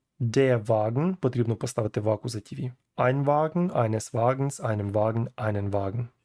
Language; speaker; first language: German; non-native, fluent; Ukrainian